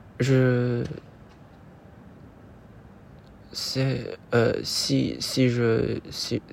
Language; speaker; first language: French; non-native, learner; Chinese